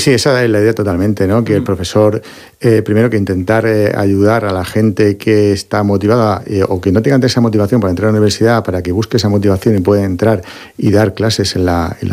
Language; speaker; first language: Spanish; native; Spanish